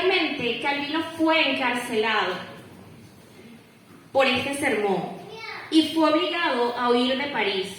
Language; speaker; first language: Spanish; native; Spanish